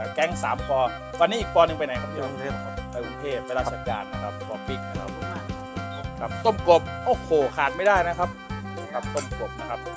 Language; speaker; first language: Thai; non-native, local second language; Northeastern Thai